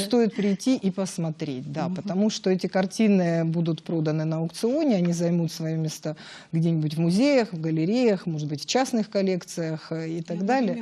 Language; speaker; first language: Russian; native; Russian